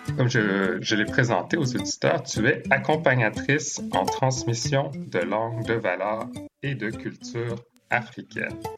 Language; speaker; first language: French; native; French